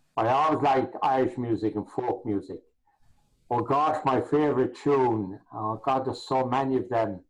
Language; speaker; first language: English; native; English